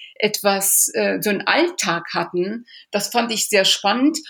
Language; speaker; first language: German; early bilingual, other home language; Persian